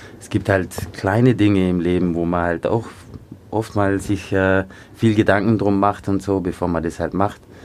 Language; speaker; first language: German; early bilingual, other home language; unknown